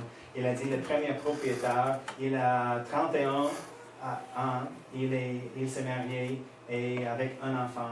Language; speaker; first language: French; non-native, fluent; English